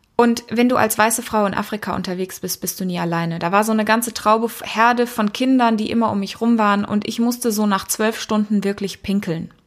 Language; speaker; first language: German; early bilingual, heritage; German